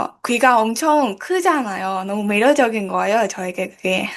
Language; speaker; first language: Korean; non-native, learner; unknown